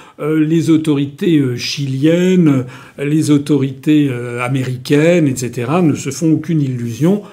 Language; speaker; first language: French; native; French